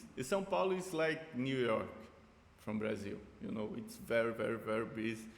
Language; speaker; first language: English; non-native, fluent; Portuguese